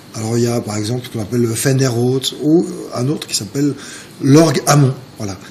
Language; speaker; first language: French; native; French